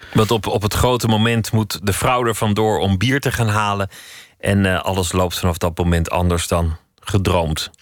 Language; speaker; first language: Dutch; native; Dutch